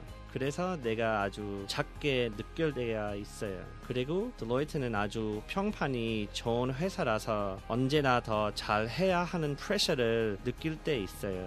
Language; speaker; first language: Korean; early bilingual, heritage; Korean